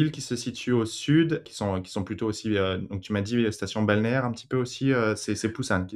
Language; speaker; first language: French; native; French